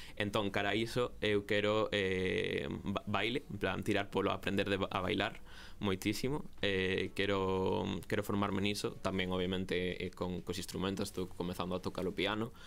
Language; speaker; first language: Galician; non-native, local second language; Spanish